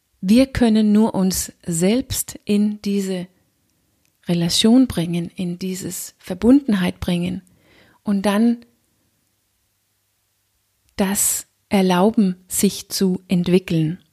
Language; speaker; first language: German; non-native, fluent; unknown